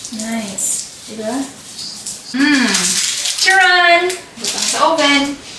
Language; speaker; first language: Filipino; non-native, local second language; Hiligaynon